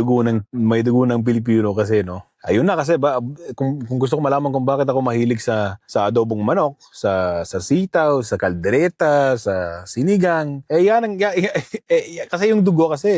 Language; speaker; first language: Filipino; early bilingual, heritage; Filipino